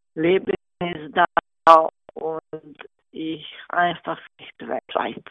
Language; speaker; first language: German; non-native, fluent; Serbian